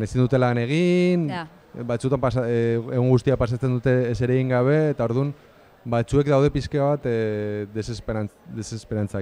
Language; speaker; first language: Basque; non-native, local second language; Spanish